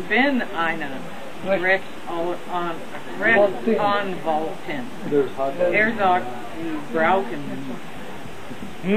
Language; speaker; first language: German; non-native, learner; English